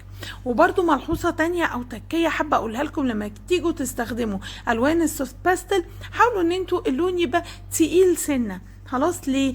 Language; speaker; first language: Arabic; native; Arabic